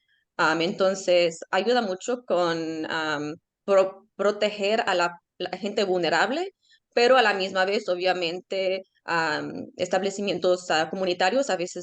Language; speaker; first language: Spanish; early bilingual, heritage; Spanish